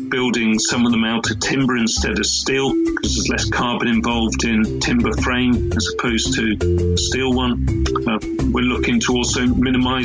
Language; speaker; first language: English; native; English